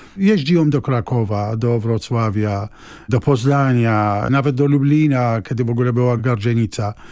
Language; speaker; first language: Polish; non-native, fluent; Arabic